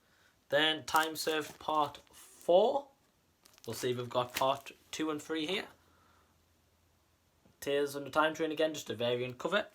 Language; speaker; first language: English; native; English